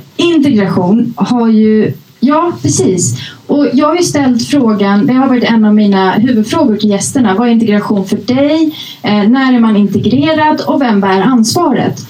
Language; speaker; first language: Swedish; early bilingual, other home language; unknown